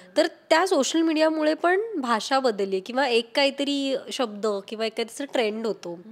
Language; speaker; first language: Marathi; native; Marathi